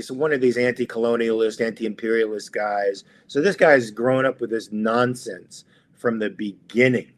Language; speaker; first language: English; native; English